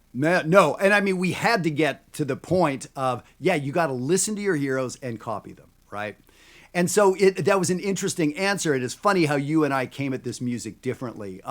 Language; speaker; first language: English; native; English